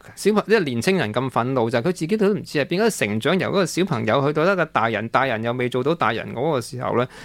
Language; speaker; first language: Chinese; non-native, local second language; Cantonese